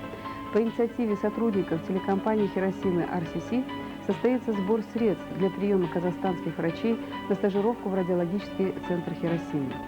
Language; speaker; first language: Russian; native; Russian